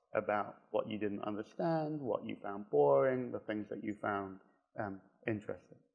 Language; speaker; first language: English; native; English